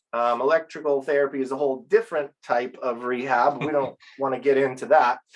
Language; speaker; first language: English; native; English